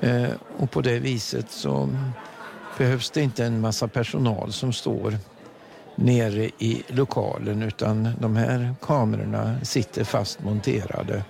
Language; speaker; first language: Swedish; native; Swedish